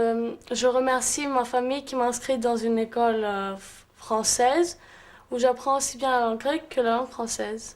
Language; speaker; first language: French; early bilingual, heritage; Greek